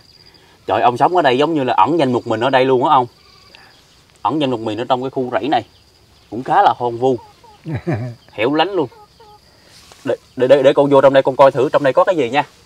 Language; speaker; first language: Vietnamese; native; Vietnamese